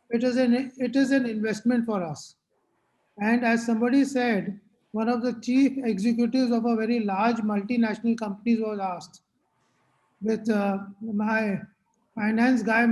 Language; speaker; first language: English; non-native, local second language; Hindi